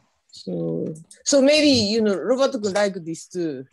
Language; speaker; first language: English; non-native, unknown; Japanese